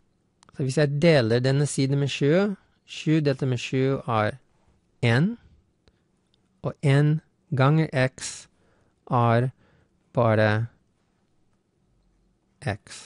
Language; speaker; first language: Norwegian; non-native, fluent; English